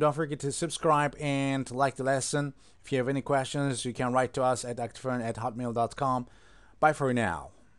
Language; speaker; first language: English; non-native, fluent; Turkish